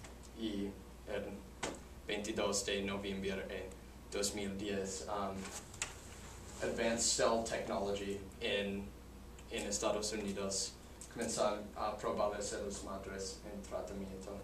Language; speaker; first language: Spanish; non-native, learner; English